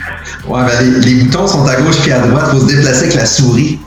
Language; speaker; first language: French; native; French